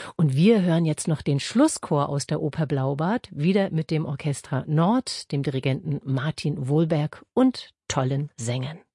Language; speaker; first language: German; native; German